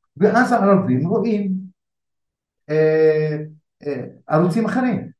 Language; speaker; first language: Hebrew; non-native, local second language; Arabic